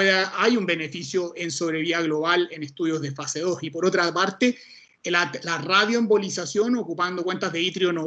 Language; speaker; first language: Spanish; native; Spanish